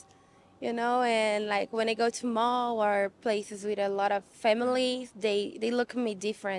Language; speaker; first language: English; non-native, fluent; Portuguese